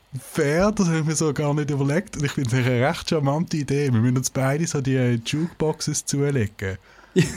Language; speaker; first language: German; native; German